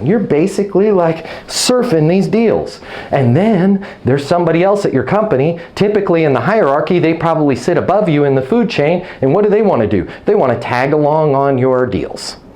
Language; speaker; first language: English; native; English